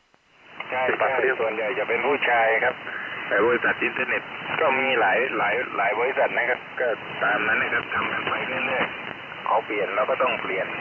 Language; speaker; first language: Thai; native; Thai